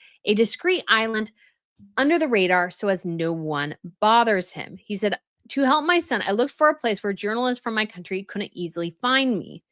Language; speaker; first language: English; native; English